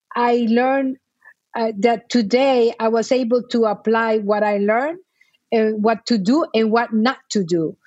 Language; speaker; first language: English; non-native, fluent; Spanish